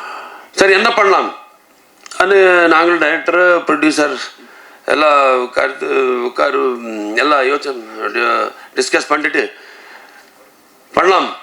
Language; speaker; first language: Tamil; non-native, learner; Telugu